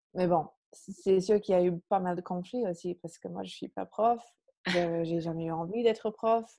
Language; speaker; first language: French; non-native, fluent; English